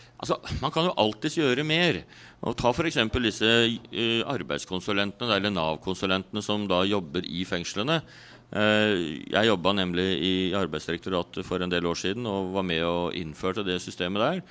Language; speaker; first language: Norwegian; native; Norwegian